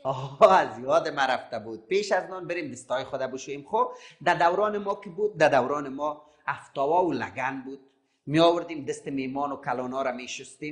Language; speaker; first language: Persian; native; Persian